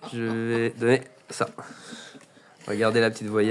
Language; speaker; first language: French; native; French